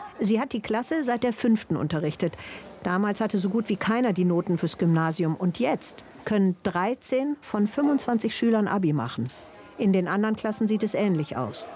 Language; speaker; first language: German; native; German